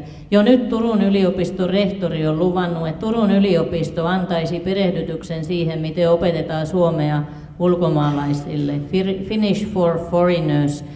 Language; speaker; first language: Finnish; native; Finnish